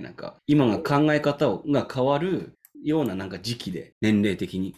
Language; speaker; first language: Japanese; native; Japanese